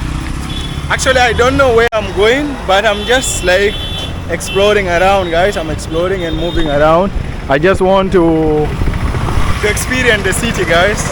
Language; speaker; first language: English; non-native, fluent; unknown